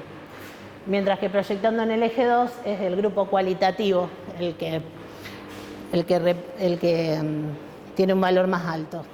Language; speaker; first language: Spanish; native; Spanish